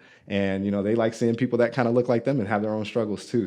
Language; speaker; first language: English; native; English